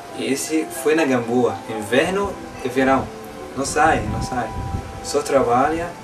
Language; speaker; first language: Portuguese; non-native, learner; Arabic